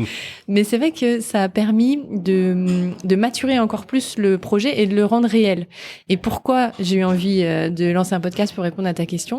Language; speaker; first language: French; native; French